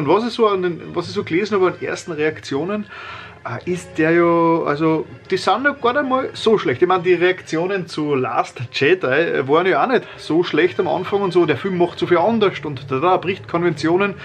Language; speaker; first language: German; native; German